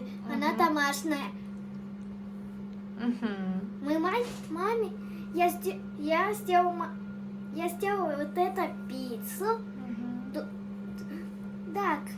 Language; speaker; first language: Russian; early bilingual, other home language; Tajik